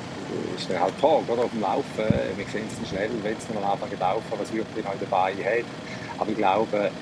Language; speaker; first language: German; native; German